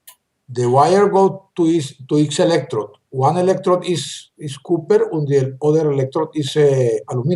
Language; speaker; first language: English; non-native, learner; Spanish